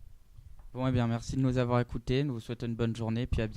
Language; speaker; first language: French; native; French